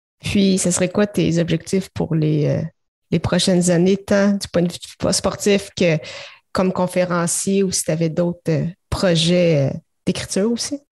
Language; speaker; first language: French; native; French